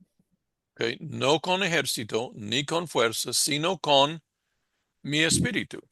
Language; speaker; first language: Spanish; non-native, fluent; English